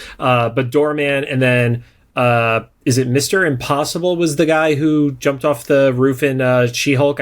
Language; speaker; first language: English; native; English